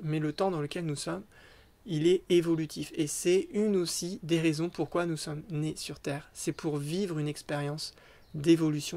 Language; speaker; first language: French; native; French